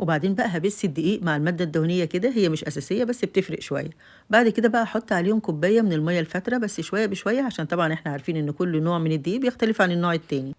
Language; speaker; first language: Arabic; native; Arabic